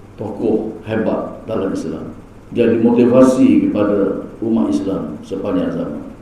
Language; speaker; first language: Malay; native; Malay